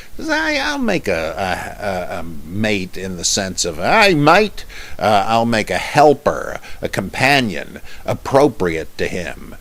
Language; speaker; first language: English; native; English